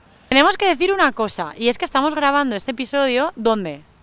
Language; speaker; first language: Spanish; native; Spanish